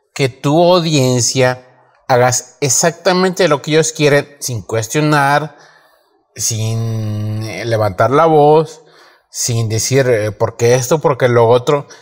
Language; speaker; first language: Spanish; native; Spanish